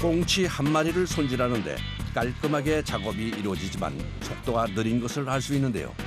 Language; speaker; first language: Korean; native; Korean